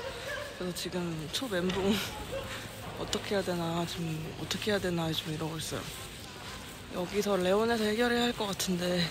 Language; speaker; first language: Korean; native; Korean